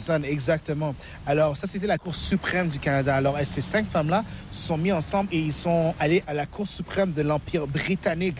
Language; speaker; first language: French; native; French